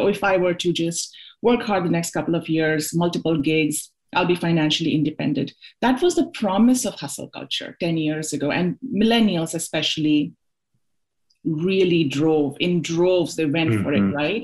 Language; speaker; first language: English; non-native, local second language; Hindi